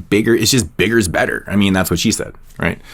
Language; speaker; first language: English; native; English